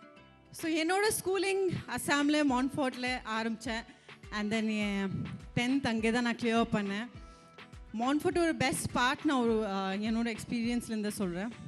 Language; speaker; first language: Tamil; non-native, fluent; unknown